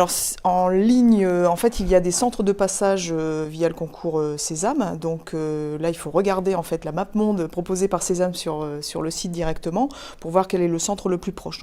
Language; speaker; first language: French; native; French